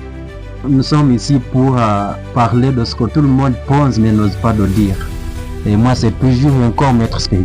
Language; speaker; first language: French; non-native, learner; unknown